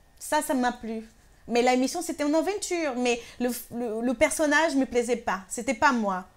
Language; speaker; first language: French; non-native, fluent; Portuguese